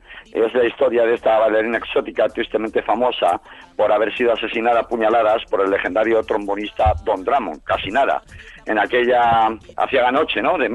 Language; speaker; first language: Spanish; native; Spanish